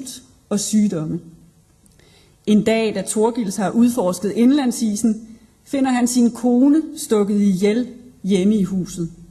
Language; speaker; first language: Danish; native; Danish